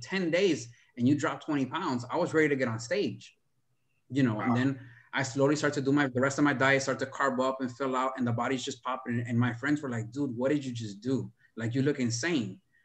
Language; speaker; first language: English; early bilingual, other home language; Spanish